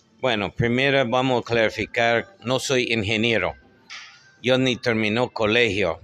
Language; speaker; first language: Spanish; non-native, fluent; English